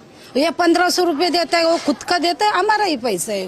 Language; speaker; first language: Hindi; non-native, local second language; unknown